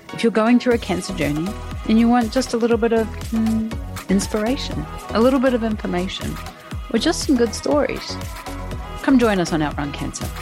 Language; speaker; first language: English; native; English